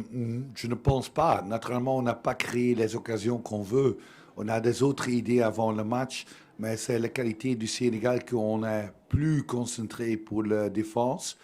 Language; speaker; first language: French; non-native, learner; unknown